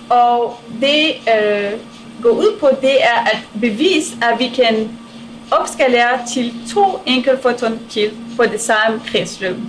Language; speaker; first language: Danish; non-native, fluent; French